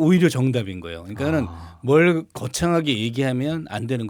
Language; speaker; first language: Korean; native; Korean